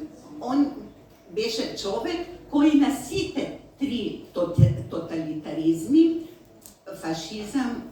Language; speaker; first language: Macedonian; non-native, learner; Slovenian